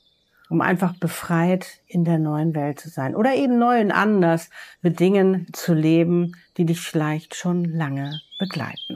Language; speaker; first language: German; native; German